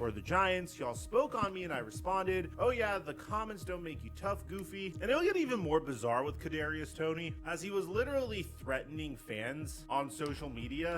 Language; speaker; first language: English; native; English